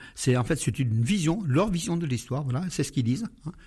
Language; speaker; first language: French; non-native, fluent; Armenian